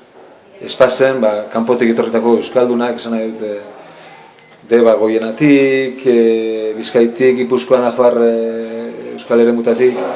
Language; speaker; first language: Basque; non-native, local second language; Spanish